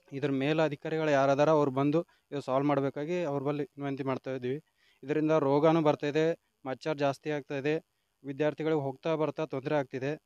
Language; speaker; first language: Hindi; native; Hindi